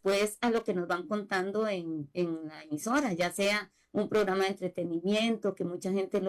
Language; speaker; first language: Spanish; native; Spanish